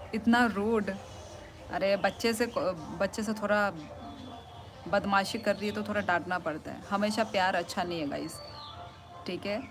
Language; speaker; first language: Hindi; non-native, local second language; Kok Borok